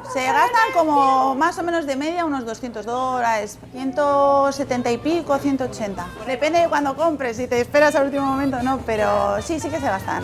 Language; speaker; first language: Spanish; native; Spanish